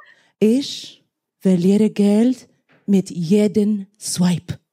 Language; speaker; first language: German; non-native, learner; Spanish